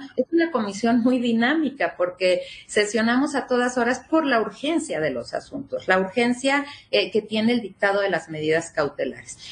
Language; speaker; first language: Spanish; native; Spanish